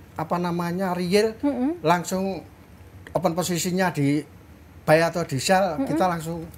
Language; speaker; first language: Indonesian; native; Indonesian